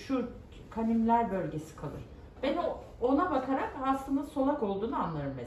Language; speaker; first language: Turkish; native; Turkish